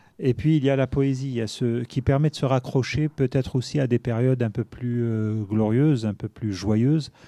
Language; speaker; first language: French; non-native, local second language; Arabic